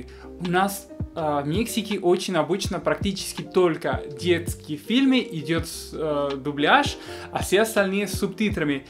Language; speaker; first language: Russian; non-native, fluent; Spanish